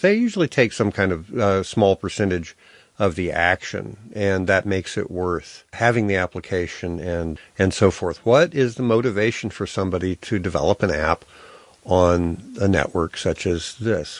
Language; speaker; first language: English; native; English